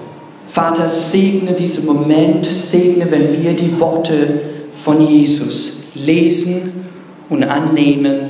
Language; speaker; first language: German; non-native, fluent; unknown